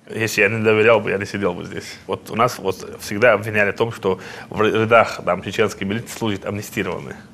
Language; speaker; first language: Russian; non-native, local second language; Chechen